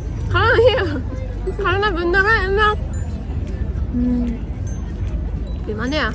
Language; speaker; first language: Indonesian; non-native, fluent; Japanese